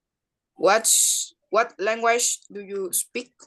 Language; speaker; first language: English; non-native, learner; Spanish